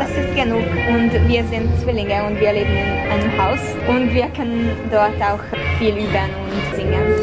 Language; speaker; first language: German; non-native, local second language; Hungarian